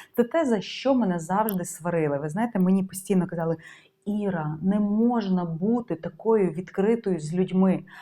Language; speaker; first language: Ukrainian; non-native, local second language; Russian